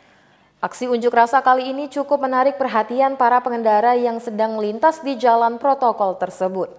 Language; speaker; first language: Indonesian; native; Indonesian